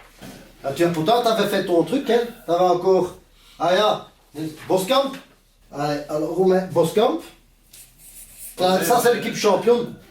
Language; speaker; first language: French; native; French